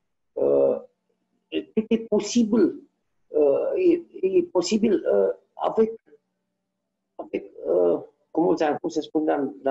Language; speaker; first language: French; non-native, learner; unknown